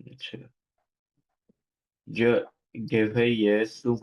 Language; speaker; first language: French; non-native, learner; Bangla